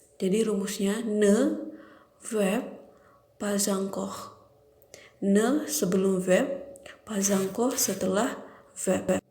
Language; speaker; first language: Indonesian; native; Indonesian